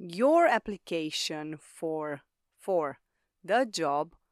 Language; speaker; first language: English; non-native, fluent; Romanian